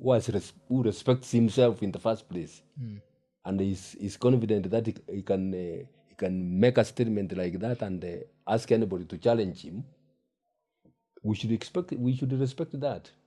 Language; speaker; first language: English; non-native, local second language; Gusii